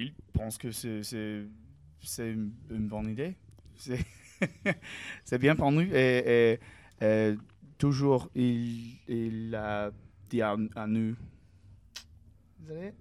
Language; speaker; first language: French; non-native, learner; English